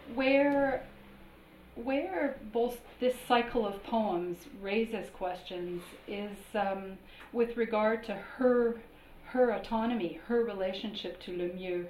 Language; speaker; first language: English; native; English